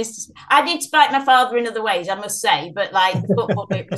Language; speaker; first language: English; native; English